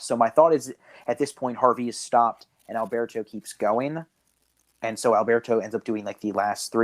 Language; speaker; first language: English; native; English